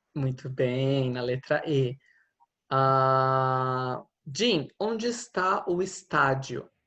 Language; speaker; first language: Portuguese; non-native, fluent; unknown